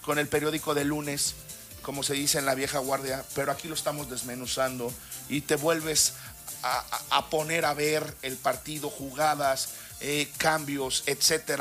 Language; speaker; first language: Spanish; native; Spanish